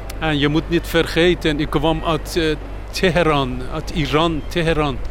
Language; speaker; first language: Dutch; non-native, fluent; Persian